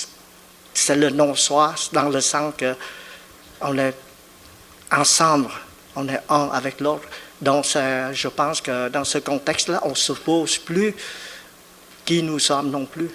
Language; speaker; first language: French; non-native, fluent; Vietnamese